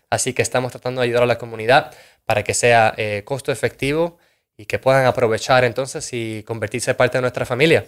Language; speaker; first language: Spanish; native; Spanish